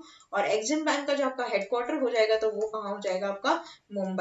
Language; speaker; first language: Hindi; native; Hindi